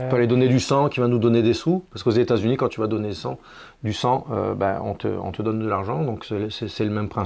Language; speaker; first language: French; native; French